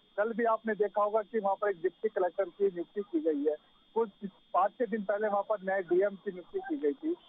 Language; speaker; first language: Hindi; native; Hindi